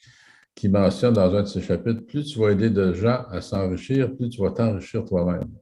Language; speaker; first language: French; native; French